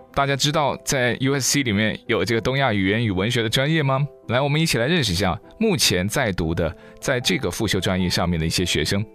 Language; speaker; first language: Chinese; native; Chinese